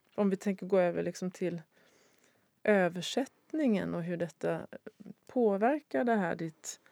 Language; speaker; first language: Swedish; native; Swedish